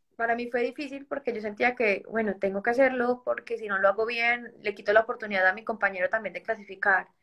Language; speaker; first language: Spanish; native; Spanish